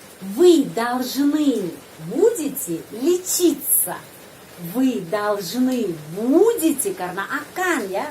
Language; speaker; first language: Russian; non-native, fluent; Indonesian